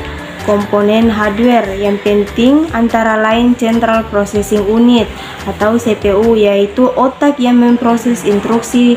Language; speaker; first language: Indonesian; native; Indonesian